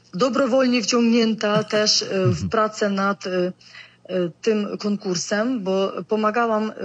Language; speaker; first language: Polish; early bilingual, other home language; Ukrainian